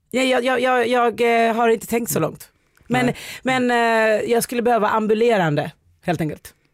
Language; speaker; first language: Swedish; early bilingual, other home language; Persian